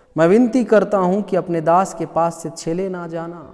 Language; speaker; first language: Hindi; non-native, local second language; Telugu